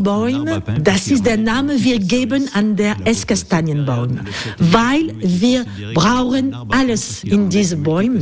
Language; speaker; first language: German; non-native, fluent; French